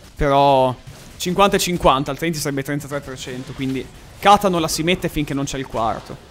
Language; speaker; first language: Italian; native; Italian